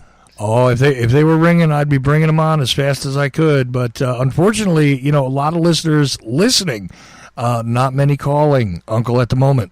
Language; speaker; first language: English; native; English